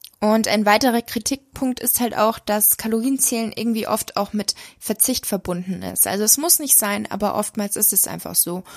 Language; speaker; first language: German; native; German